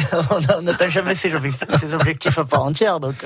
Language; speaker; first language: French; native; French